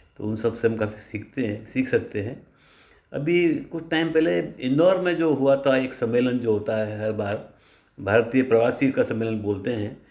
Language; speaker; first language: Hindi; native; Hindi